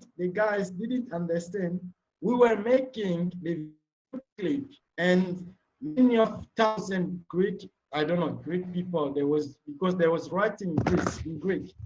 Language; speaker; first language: English; non-native, learner; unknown